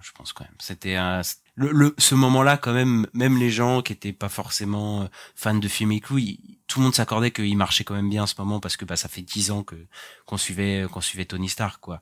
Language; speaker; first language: French; native; French